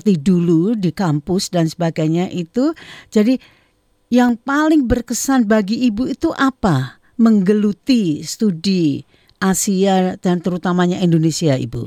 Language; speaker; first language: Indonesian; native; Indonesian